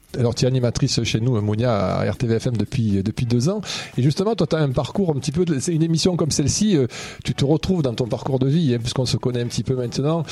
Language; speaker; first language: French; native; French